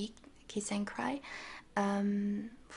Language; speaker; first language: French; non-native, local second language; Dutch